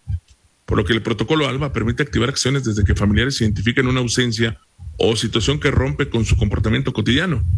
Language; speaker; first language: Spanish; native; Spanish